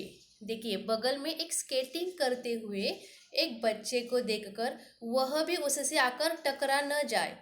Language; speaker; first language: Hindi; native; Hindi